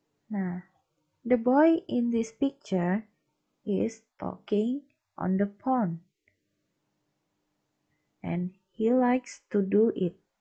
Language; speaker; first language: English; non-native, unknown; Indonesian